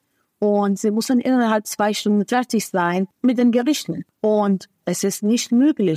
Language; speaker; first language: German; non-native, fluent; Persian